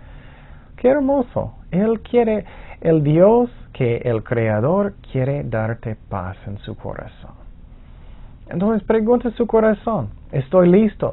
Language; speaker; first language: Spanish; non-native, fluent; English